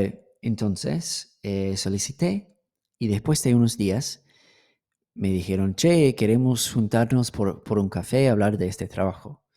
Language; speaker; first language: Spanish; non-native, fluent; English